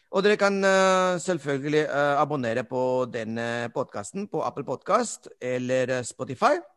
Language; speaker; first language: Norwegian; non-native, fluent; Spanish